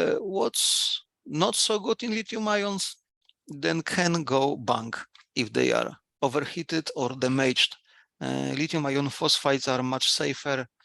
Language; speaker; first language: English; non-native, fluent; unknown